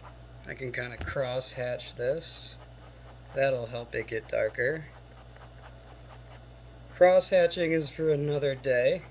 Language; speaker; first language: English; native; English